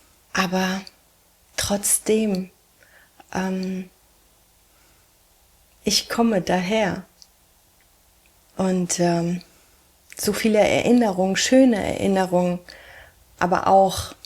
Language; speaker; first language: German; early bilingual, heritage; German